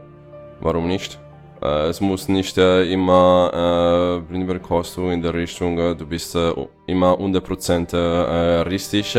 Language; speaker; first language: German; non-native, fluent; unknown